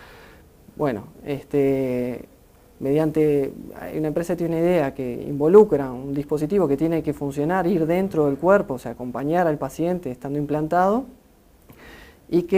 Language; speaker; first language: Spanish; native; Spanish